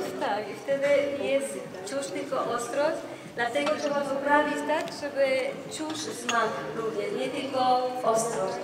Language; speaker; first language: Polish; non-native, learner; Spanish